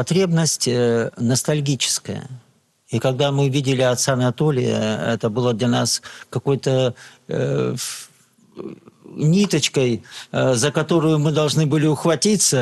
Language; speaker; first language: Russian; native; Russian